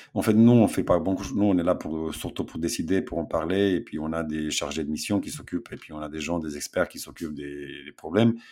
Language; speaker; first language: French; non-native, fluent; Romanian